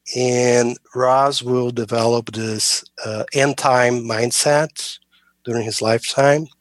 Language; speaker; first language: English; non-native, fluent; Portuguese